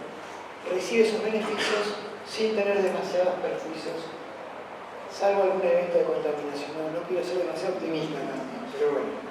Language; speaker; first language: Spanish; native; Spanish